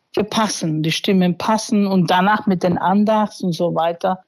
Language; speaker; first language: German; early bilingual, other home language; Spanish